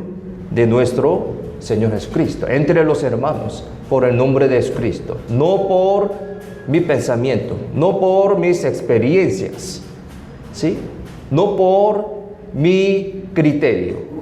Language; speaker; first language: Spanish; non-native, fluent; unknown